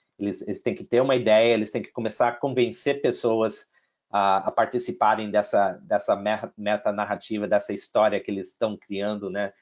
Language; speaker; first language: Portuguese; non-native, fluent; English